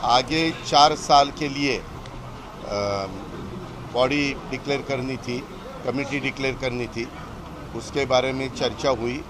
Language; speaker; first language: Hindi; non-native, local second language; Marathi